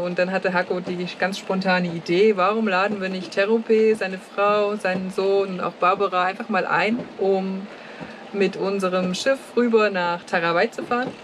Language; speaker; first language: German; native; German